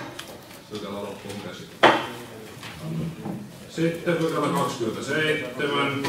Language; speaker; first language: Finnish; native; Finnish